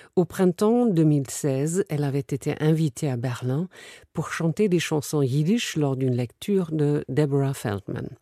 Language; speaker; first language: French; non-native, fluent; German